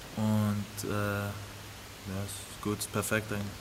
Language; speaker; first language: German; early bilingual, other home language; English